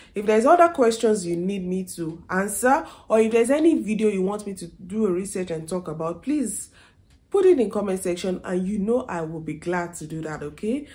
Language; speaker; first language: English; non-native, local second language; Yoruba